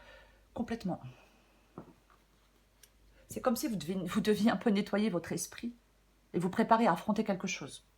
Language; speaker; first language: French; native; French